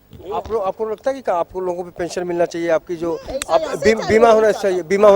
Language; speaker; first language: Hindi; native; Hindi